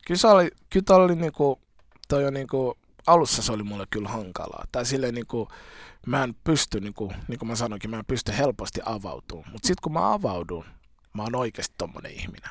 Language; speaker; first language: Finnish; early bilingual, other home language; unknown